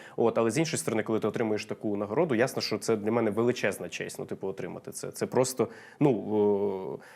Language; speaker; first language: Ukrainian; non-native, local second language; Russian